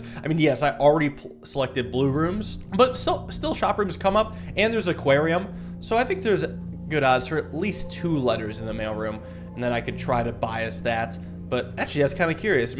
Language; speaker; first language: English; native; English